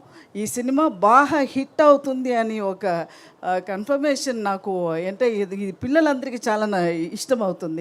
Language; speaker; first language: Telugu; non-native, fluent; Tamil